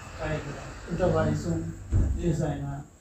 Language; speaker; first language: German; non-native, fluent; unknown